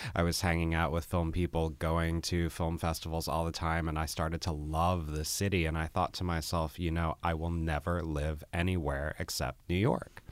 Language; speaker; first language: English; native; English